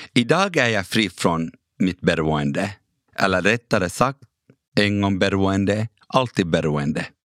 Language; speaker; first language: Swedish; early bilingual, other home language; Kurdish